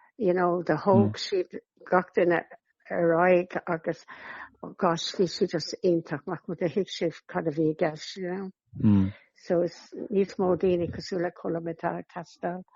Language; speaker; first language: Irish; non-native, local second language; English